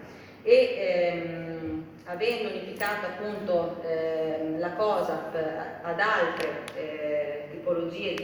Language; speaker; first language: Italian; native; Italian